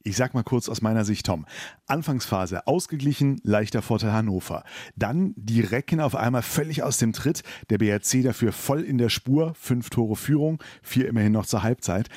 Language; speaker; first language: German; native; German